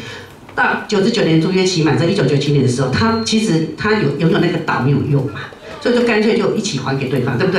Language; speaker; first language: Chinese; non-native, local second language; Min Nan Chinese